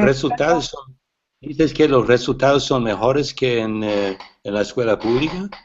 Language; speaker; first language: Spanish; non-native, fluent; English